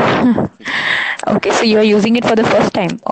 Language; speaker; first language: English; non-native, local second language; Hindi